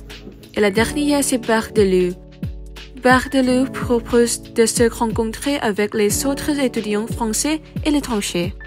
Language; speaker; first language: French; non-native, fluent; Thai